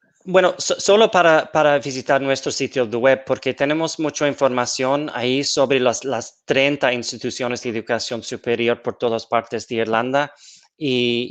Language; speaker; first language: Spanish; non-native, fluent; English